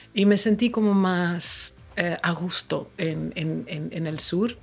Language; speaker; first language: Spanish; non-native, fluent; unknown